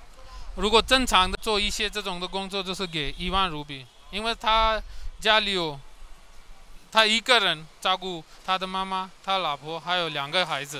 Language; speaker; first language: Chinese; non-native, learner; Hindi